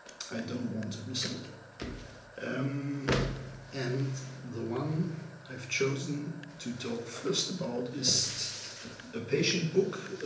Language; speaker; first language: English; non-native, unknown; German